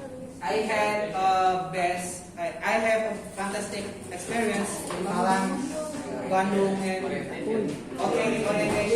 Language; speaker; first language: English; non-native, fluent; Indonesian